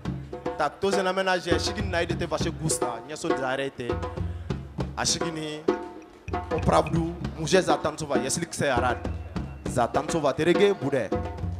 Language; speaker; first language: Czech; non-native, learner; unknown